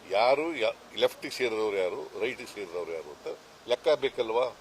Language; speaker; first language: Kannada; native; Kannada